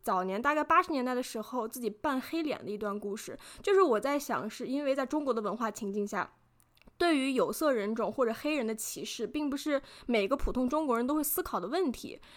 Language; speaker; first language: Chinese; native; Chinese